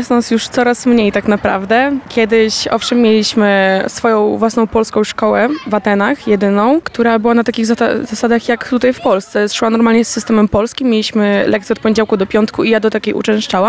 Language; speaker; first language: Polish; early bilingual, heritage; Polish